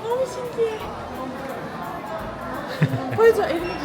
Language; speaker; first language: Korean; non-native, fluent; Turkish